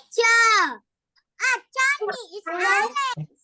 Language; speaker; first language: English; non-native, learner; Vietnamese